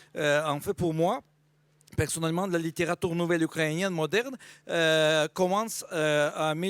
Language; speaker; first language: French; non-native, fluent; Russian